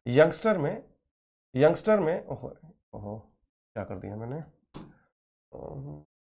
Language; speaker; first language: Hindi; native; Hindi